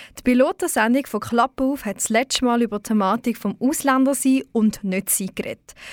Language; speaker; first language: German; early bilingual, other home language; Swiss German